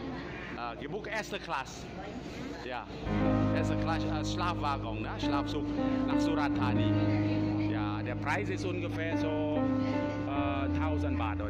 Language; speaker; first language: German; non-native, learner; Thai